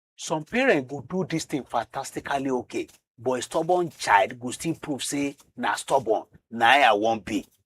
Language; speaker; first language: Nigerian Pidgin; non-native, local second language; Yoruba